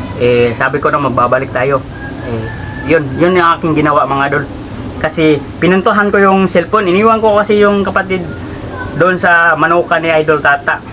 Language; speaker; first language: Filipino; native; Filipino